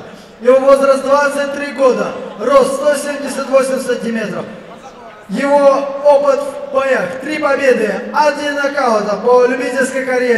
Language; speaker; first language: Russian; native; Russian